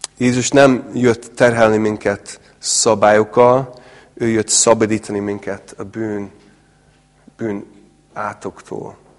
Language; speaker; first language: Hungarian; non-native, fluent; English